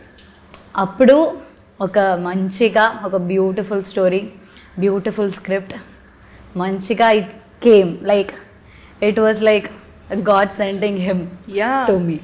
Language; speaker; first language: Telugu; non-native, learner; Malayalam